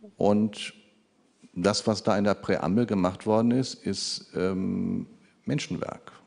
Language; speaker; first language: German; native; German